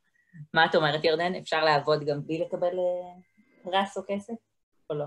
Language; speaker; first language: Hebrew; native; Hebrew